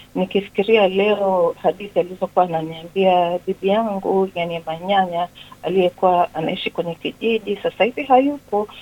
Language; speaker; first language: Swahili; native; Swahili